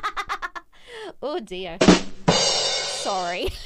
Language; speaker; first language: English; native; English